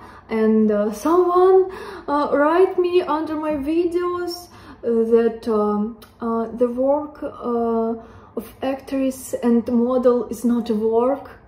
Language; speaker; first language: English; non-native, learner; Russian